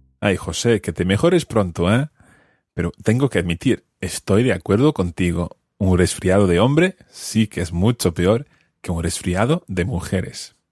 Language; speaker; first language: Spanish; non-native, fluent; English